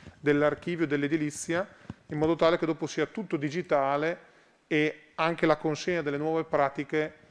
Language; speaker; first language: Italian; native; Italian